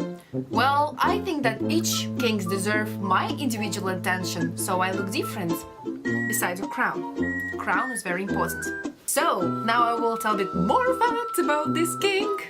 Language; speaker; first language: English; non-native, learner; Russian